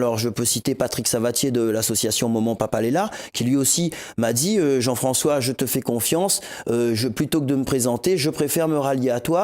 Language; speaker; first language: French; non-native, local second language; Réunion Creole French